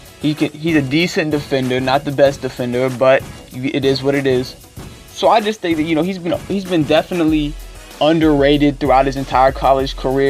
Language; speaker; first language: English; native; English